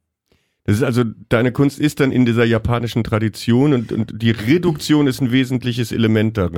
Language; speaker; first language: German; native; German